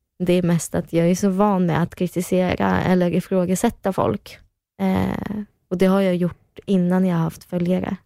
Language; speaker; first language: Swedish; early bilingual, other home language; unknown